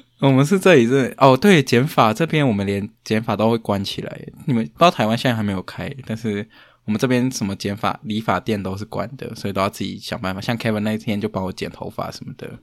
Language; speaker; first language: Chinese; native; Chinese